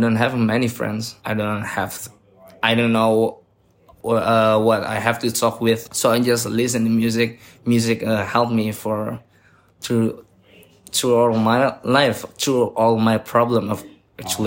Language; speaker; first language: English; non-native, learner; Indonesian